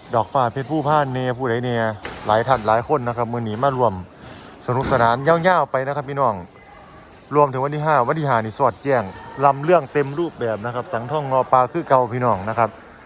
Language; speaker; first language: Thai; native; Thai